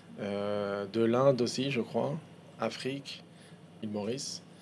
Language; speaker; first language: French; native; French